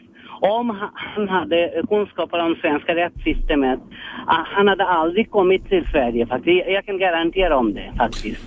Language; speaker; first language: Swedish; non-native, fluent; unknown